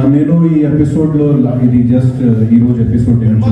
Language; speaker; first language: Telugu; non-native, fluent; Hindi